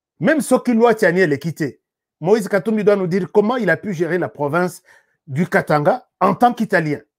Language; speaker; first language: French; non-native, local second language; Lingala